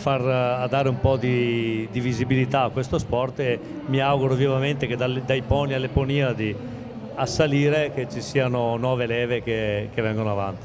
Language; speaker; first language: Italian; native; Italian